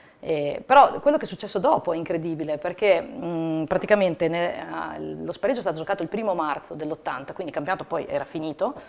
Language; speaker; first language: Italian; native; Italian